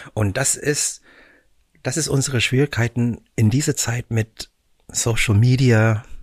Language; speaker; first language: German; non-native, fluent; English